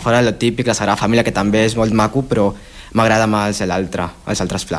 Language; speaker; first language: Catalan; non-native, fluent; Spanish